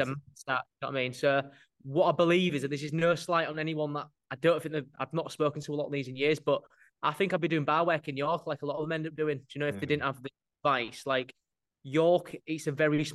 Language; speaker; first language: English; native; English